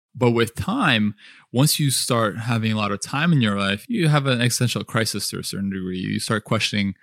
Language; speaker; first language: English; early bilingual, other home language; Russian